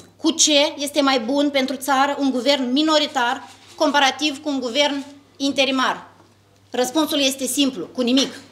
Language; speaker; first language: Romanian; native; Romanian